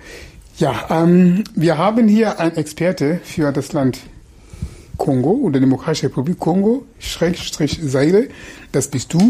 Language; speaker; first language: German; non-native, fluent; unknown